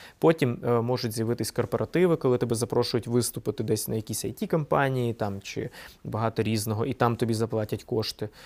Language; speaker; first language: Ukrainian; non-native, local second language; Russian